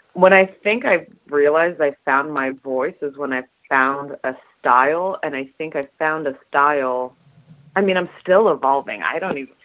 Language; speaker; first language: English; early bilingual, other home language; Polish